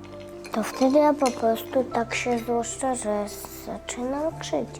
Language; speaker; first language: Polish; early bilingual, other home language; Russian